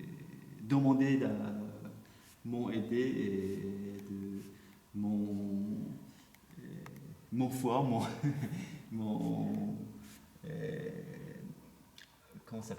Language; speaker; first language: French; non-native, learner; Persian